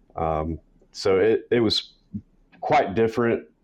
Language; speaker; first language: English; native; English